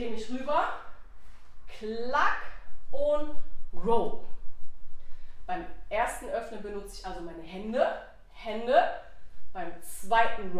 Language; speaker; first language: German; native; German